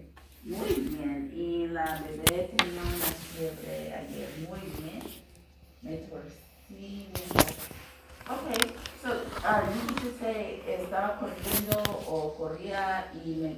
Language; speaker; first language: Spanish; non-native, fluent; English